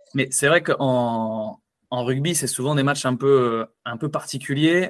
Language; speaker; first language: French; native; French